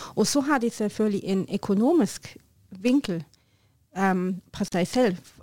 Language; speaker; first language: Norwegian; non-native, learner; German